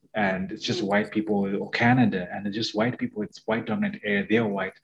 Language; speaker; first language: English; non-native, local second language; Shona